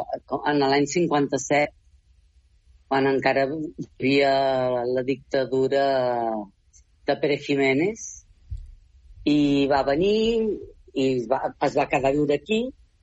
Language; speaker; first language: Catalan; native; Catalan